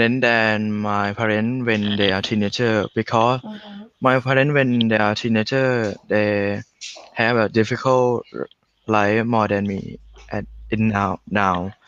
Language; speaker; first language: English; non-native, learner; Thai